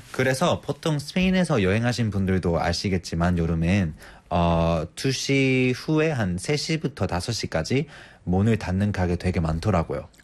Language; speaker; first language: Korean; non-native, fluent; Spanish